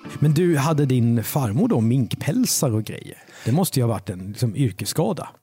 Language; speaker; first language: Swedish; native; Swedish